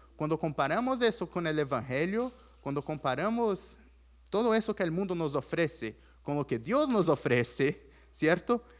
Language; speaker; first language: Spanish; early bilingual, other home language; Portuguese